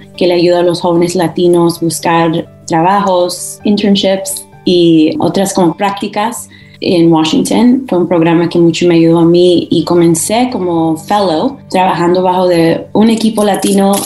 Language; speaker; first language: Spanish; early bilingual, heritage; Spanish